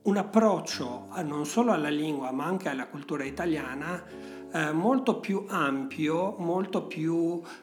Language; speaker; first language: Italian; non-native, fluent; Albanian